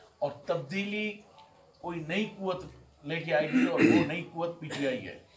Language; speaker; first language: Urdu; non-native, local second language; Baluchi